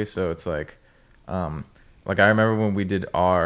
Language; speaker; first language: English; native; English